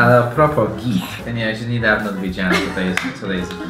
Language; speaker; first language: Polish; non-native, fluent; English